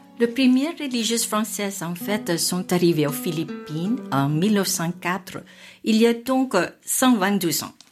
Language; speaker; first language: French; non-native, fluent; Filipino